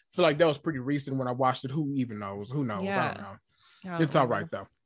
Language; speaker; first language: English; native; English